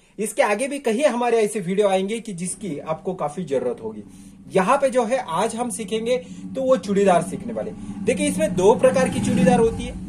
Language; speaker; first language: Hindi; non-native, local second language; Marathi